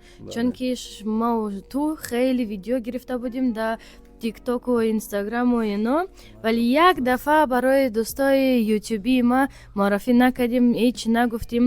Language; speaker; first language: Persian; early bilingual, heritage; Persian